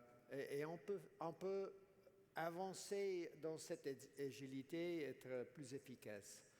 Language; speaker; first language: French; non-native, fluent; English